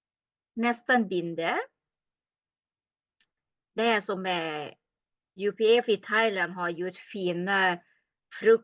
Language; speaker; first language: Swedish; non-native, learner; Thai